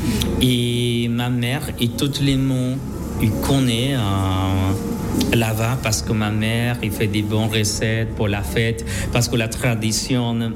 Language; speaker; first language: French; non-native, learner; Spanish